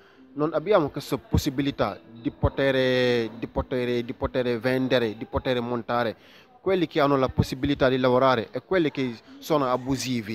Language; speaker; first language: Italian; non-native, fluent; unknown